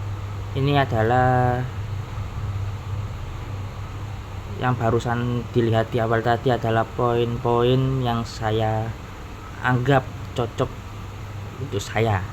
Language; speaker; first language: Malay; non-native, local second language; Javanese